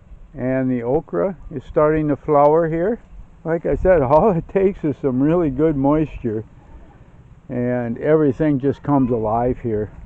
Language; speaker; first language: English; native; English